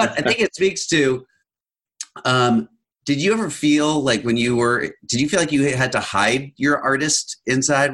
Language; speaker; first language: English; native; English